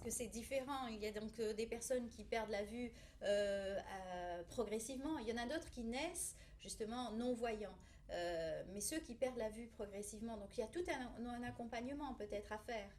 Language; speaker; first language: French; native; French